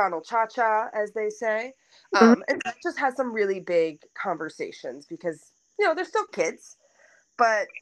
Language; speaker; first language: English; native; English